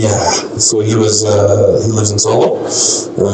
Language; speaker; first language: English; non-native, fluent; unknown